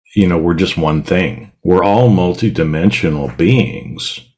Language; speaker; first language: English; native; English